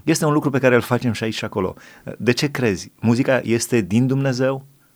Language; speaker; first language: Romanian; native; Romanian